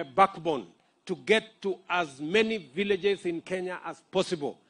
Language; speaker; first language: English; non-native, local second language; Kalenjin